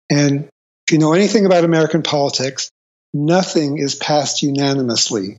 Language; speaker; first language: English; native; English